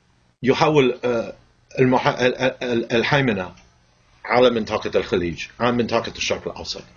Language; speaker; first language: Arabic; non-native, fluent; English